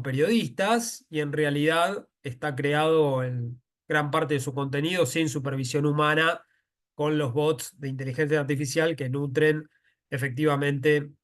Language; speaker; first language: Spanish; native; Spanish